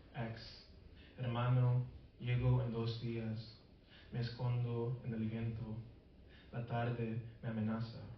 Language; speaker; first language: Spanish; early bilingual, heritage; Spanish